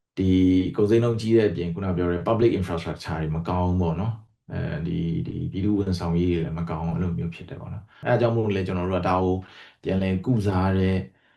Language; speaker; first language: Burmese; non-native, local second language; Kachin